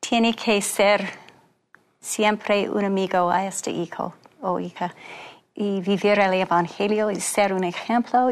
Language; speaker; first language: Spanish; non-native, fluent; English